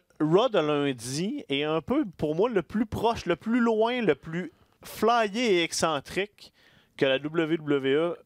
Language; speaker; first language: French; native; French